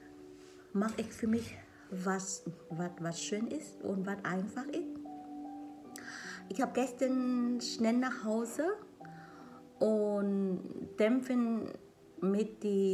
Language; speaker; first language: German; non-native, learner; Vietnamese